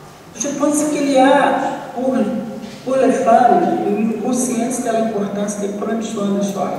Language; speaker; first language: French; non-native, learner; Portuguese